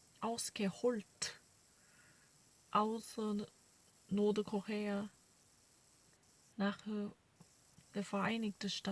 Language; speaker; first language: German; non-native, learner; Korean